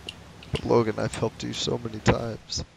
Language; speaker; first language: English; native; English